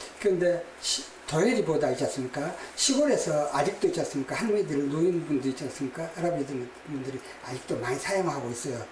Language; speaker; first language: Korean; native; Korean